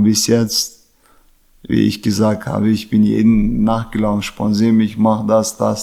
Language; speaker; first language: German; non-native, learner; Chechen